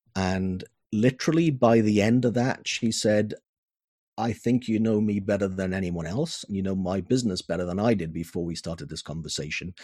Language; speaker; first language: English; native; English